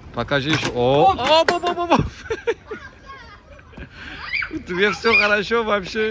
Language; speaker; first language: Russian; non-native, learner; Turkish